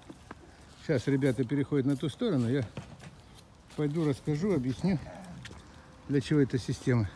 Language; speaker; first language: Russian; native; Russian